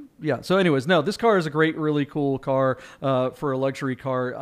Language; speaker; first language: English; native; English